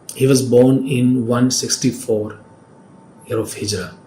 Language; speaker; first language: English; non-native, local second language; Urdu